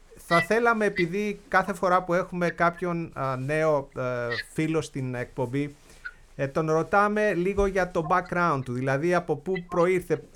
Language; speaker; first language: Greek; native; Greek